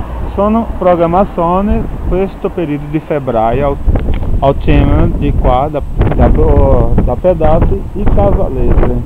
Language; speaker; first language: Italian; non-native, learner; Portuguese